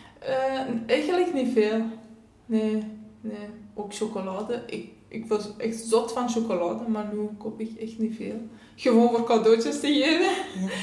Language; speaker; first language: Dutch; non-native, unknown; Persian